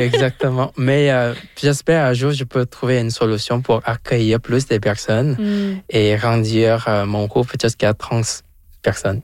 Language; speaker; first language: French; non-native, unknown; Vietnamese